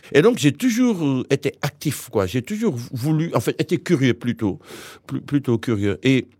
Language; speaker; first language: French; non-native, local second language; Wolof